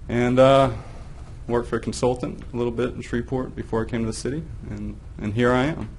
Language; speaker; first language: English; native; English